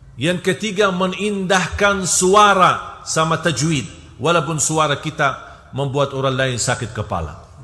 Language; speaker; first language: Malay; non-native, fluent; Arabic